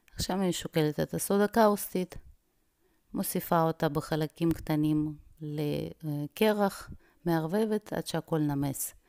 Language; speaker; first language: Hebrew; non-native, fluent; Russian